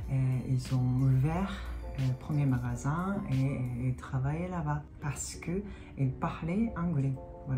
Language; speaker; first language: French; non-native, fluent; Japanese